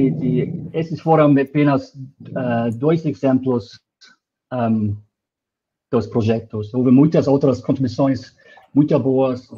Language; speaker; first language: Portuguese; non-native, fluent; German